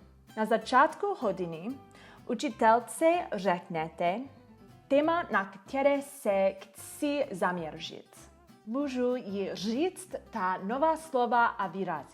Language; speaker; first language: Czech; non-native, learner; English